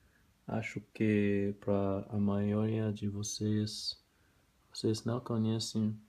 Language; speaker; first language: Portuguese; non-native, learner; Spanish